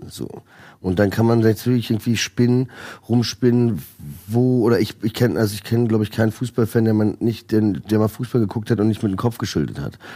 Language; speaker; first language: German; early bilingual, other home language; Croatian